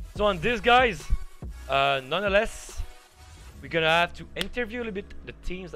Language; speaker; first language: English; non-native, fluent; French